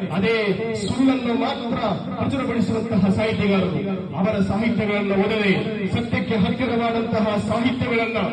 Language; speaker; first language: Kannada; non-native, local second language; Malayalam